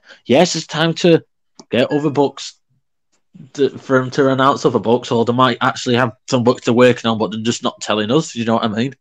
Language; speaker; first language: English; native; English